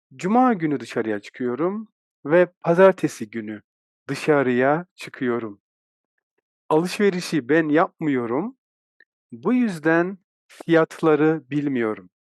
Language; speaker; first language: Turkish; native; Turkish